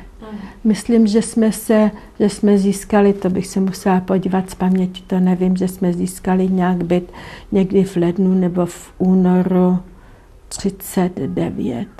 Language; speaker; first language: Czech; non-native, local second language; German